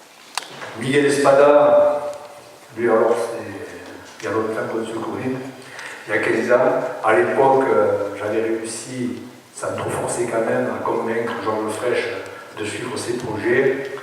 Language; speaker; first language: French; native; French